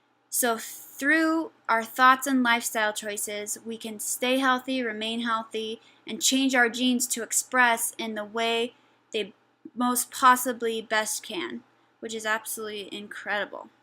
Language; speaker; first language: English; native; English